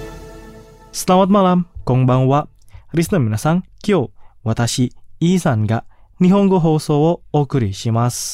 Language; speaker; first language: Japanese; non-native, fluent; Indonesian